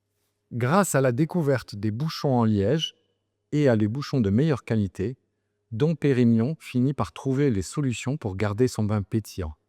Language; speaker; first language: French; native; French